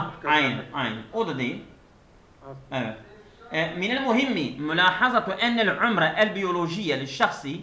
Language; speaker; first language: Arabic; non-native, fluent; Turkish